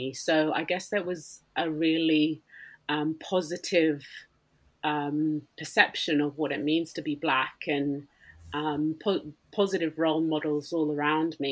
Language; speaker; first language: English; native; English